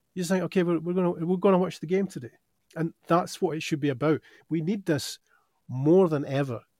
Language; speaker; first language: English; native; English